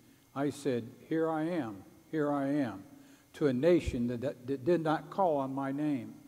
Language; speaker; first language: English; native; English